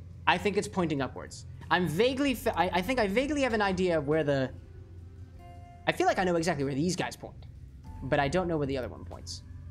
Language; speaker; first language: English; native; English